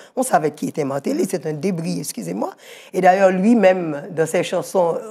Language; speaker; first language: French; native; French